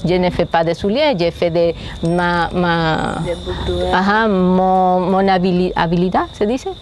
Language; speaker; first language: French; non-native, fluent; Spanish